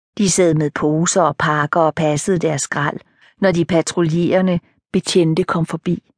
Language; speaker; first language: Danish; native; Danish